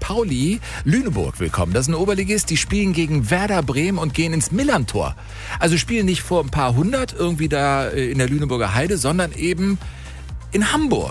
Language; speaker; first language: German; native; German